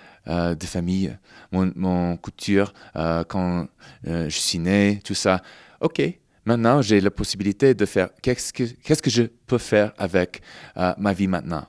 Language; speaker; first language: French; non-native, fluent; English